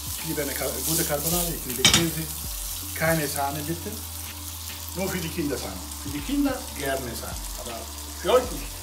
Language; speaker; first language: German; non-native, fluent; Italian